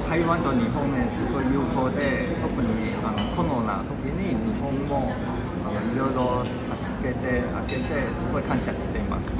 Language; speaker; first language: Japanese; non-native, fluent; Chinese